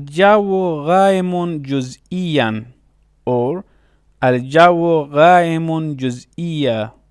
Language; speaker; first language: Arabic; non-native, fluent; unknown